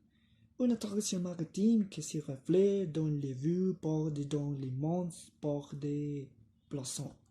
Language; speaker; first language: French; non-native, learner; Spanish